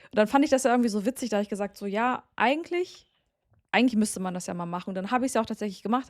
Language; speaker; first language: German; native; German